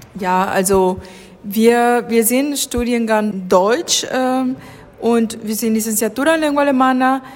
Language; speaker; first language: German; non-native, fluent; Spanish